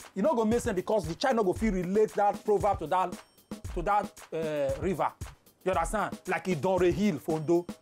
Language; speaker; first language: Nigerian Pidgin; non-native, local second language; Igbo